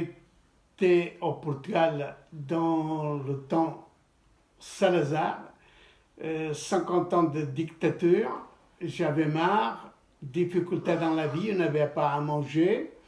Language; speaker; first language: French; non-native, fluent; Portuguese